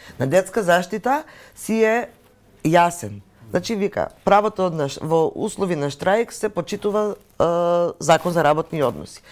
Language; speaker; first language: Macedonian; native; Macedonian